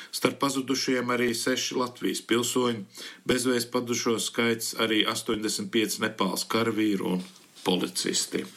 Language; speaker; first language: Latvian; early bilingual, heritage; Latvian